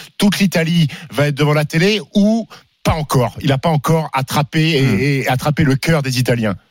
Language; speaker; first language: French; native; French